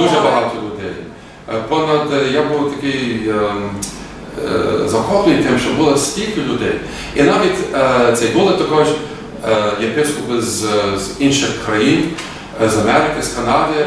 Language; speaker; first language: Ukrainian; early bilingual, heritage; Ukrainian